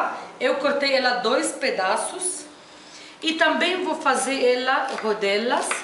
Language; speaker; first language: Portuguese; non-native, fluent; Arabic